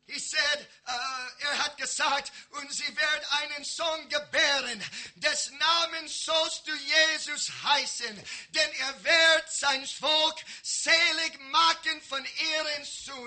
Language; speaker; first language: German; non-native, learner; English